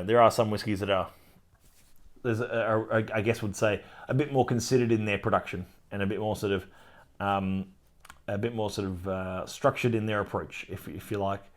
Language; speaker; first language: English; native; English